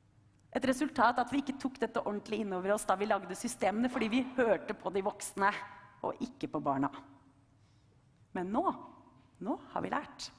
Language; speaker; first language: Norwegian; native; Norwegian